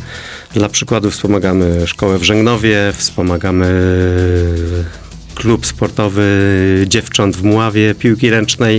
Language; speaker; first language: Polish; native; Polish